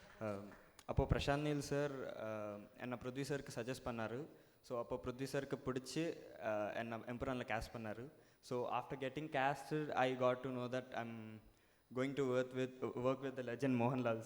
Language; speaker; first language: Tamil; non-native, learner; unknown